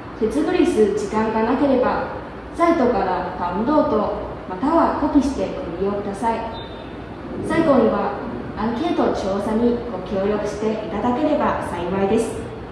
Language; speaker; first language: Japanese; non-native, learner; Chinese